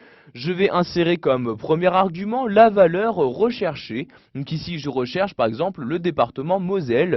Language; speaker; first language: French; native; French